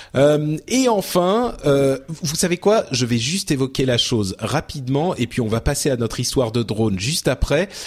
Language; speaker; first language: French; early bilingual, other home language; Arabic